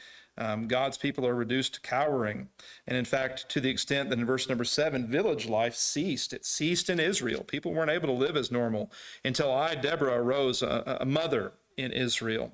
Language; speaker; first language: English; native; English